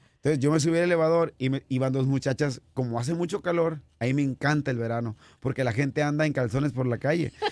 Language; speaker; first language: Spanish; native; Spanish